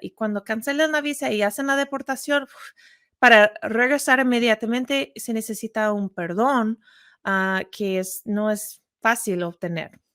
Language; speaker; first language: Spanish; non-native, fluent; English